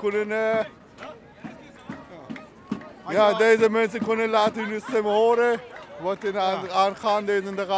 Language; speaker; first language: Dutch; non-native, learner; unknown